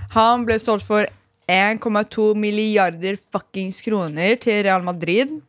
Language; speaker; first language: Norwegian; early bilingual, other home language; Persian